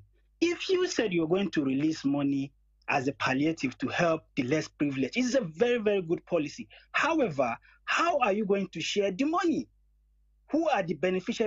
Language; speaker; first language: English; non-native, local second language; Hausa